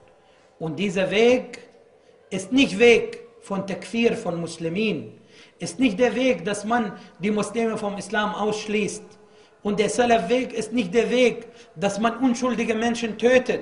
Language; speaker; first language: German; non-native, fluent; Arabic